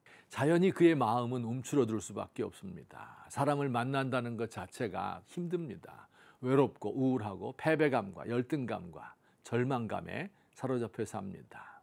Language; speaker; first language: Korean; native; Korean